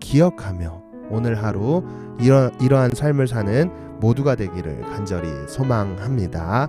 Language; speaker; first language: Korean; native; Korean